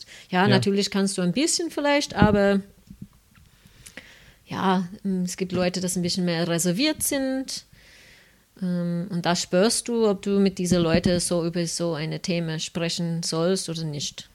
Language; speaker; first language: German; non-native, fluent; English